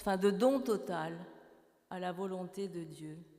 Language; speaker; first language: French; native; French